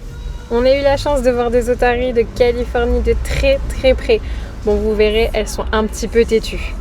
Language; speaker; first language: French; native; French